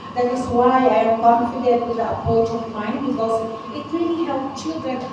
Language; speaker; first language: English; non-native, local second language; Filipino